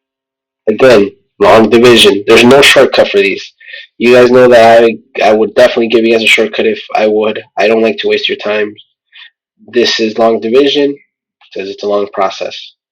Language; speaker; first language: English; native; English